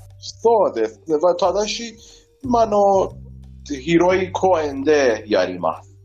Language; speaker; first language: Japanese; non-native, learner; Persian